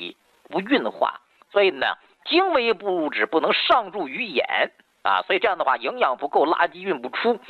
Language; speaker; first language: Chinese; native; Chinese